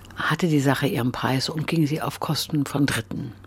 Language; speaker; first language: German; native; German